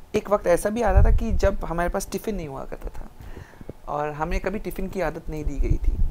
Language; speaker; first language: Hindi; non-native, local second language; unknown